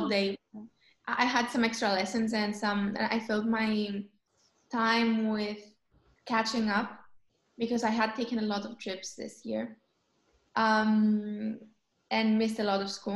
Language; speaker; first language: English; non-native, fluent; Greek